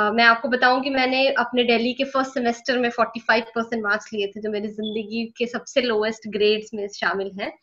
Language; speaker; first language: Hindi; native; Hindi